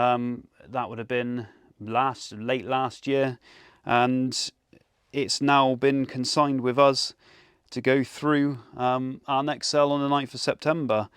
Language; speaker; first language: English; native; English